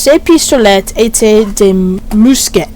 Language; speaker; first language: French; non-native, learner; English